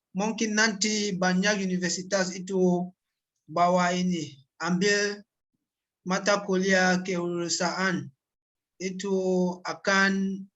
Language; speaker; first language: Indonesian; non-native, learner; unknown